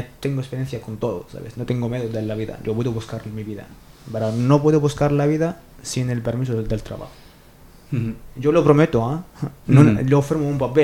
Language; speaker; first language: Spanish; non-native, learner; Arabic